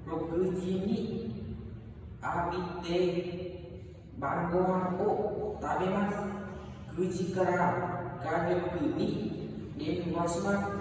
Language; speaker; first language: Japanese; non-native, learner; Vietnamese